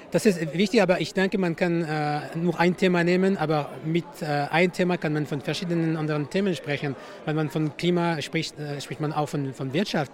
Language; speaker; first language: German; non-native, local second language; French